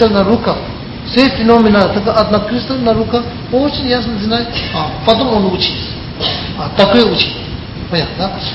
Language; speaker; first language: Russian; non-native, learner; Tibetan